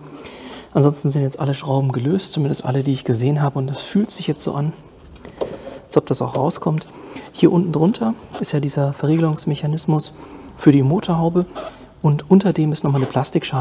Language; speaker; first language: German; native; German